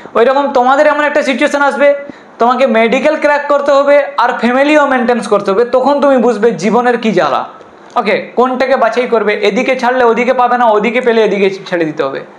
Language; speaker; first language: Bangla; non-native, local second language; Hindi